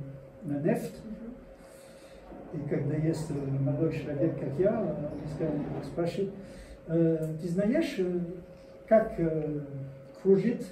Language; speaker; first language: Russian; non-native, learner; French